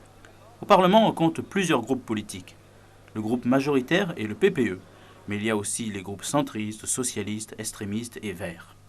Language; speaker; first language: French; native; French